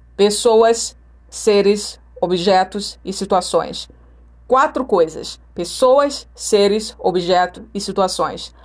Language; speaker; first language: Portuguese; native; Portuguese